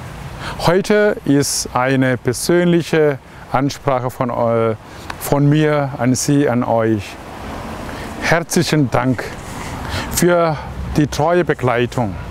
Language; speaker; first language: German; non-native, fluent; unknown